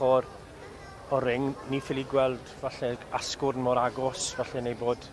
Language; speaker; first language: Welsh; native; Welsh